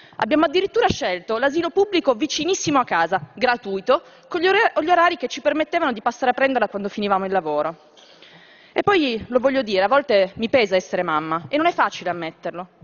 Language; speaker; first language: Italian; native; Italian